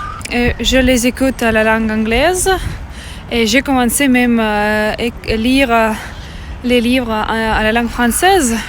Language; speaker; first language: French; non-native, learner; Russian